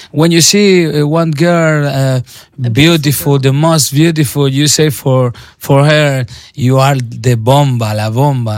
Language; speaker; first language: English; non-native, learner; Spanish